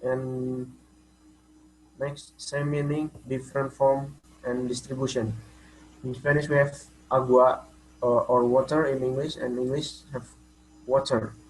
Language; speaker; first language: English; non-native, learner; Indonesian